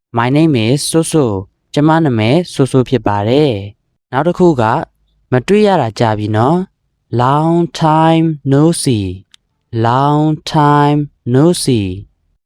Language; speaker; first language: Burmese; native; Burmese